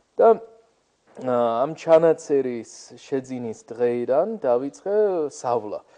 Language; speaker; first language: Georgian; non-native, fluent; English